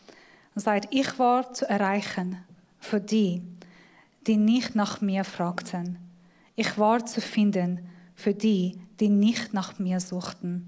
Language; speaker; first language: German; non-native, fluent; Persian